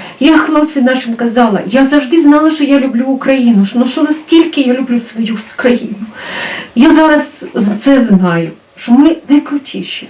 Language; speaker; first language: Ukrainian; native; Ukrainian